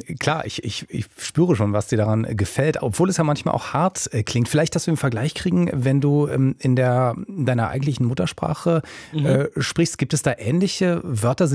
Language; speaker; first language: German; native; German